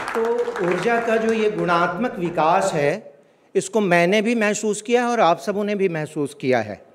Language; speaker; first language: Hindi; native; Hindi